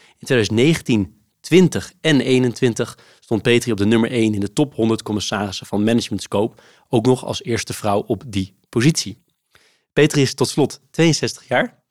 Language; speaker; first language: Dutch; native; Dutch